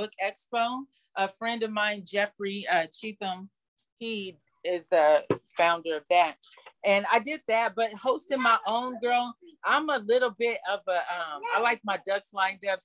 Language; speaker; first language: English; native; English